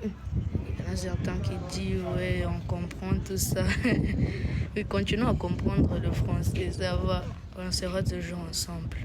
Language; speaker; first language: French; non-native, local second language; Kinyarwanda